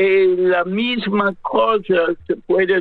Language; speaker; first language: Spanish; non-native, fluent; English